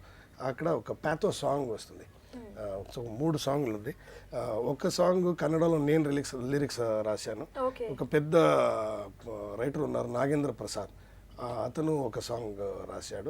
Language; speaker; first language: Telugu; non-native, learner; Kannada